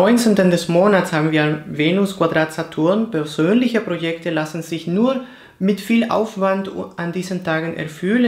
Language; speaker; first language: German; non-native, fluent; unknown